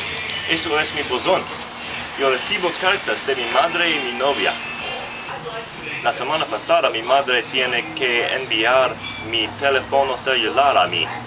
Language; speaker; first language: Spanish; non-native, learner; English